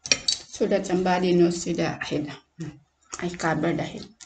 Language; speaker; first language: English; non-native, local second language; Cebuano